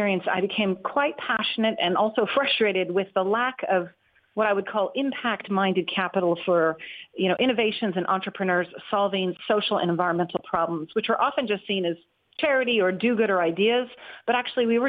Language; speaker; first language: English; native; English